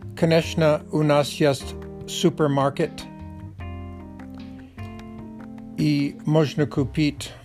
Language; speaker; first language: Polish; non-native, learner; Russian